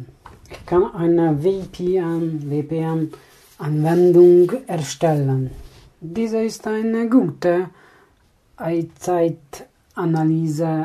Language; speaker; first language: German; non-native, learner; Hungarian